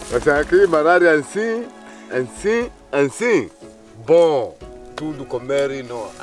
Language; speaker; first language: Portuguese; non-native, learner; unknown